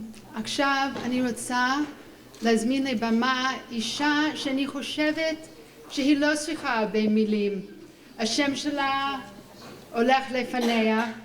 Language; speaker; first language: Hebrew; non-native, fluent; English